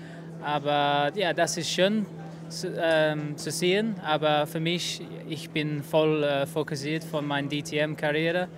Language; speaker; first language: German; non-native, learner; English